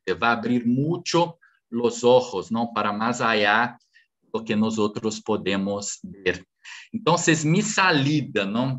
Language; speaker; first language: Spanish; non-native, fluent; Portuguese